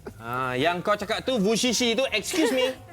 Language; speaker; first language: Malay; native; Malay